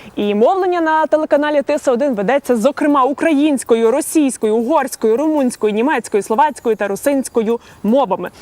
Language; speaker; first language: Ukrainian; native; Ukrainian